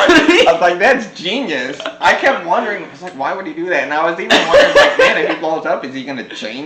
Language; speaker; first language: English; native; English